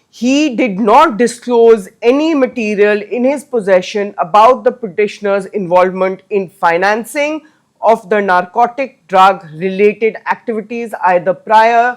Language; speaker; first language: English; non-native, local second language; Punjabi